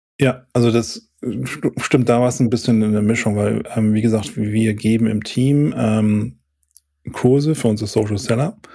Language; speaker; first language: German; native; German